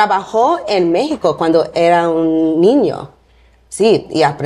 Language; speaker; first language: Spanish; non-native, learner; English